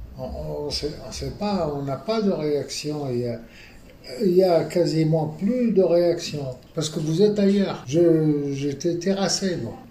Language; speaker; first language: French; non-native, local second language; Arabic